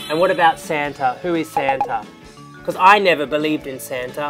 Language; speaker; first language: English; native; English